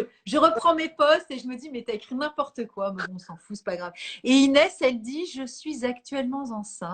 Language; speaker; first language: French; native; French